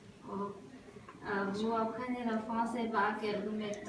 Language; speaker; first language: French; non-native, learner; Chinese